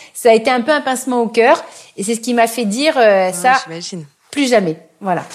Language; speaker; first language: French; native; French